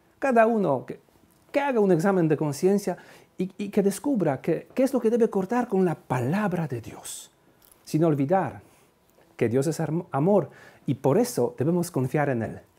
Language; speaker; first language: Spanish; non-native, fluent; Polish